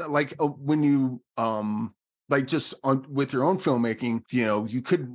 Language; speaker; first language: English; native; English